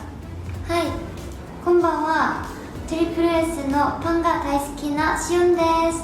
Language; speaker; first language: Japanese; non-native, learner; Korean